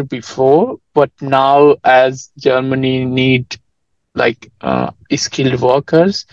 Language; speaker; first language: English; non-native, local second language; Nepali